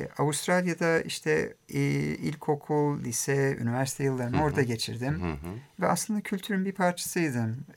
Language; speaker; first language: Turkish; early bilingual, heritage; Turkish